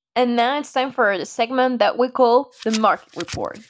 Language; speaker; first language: English; non-native, fluent; French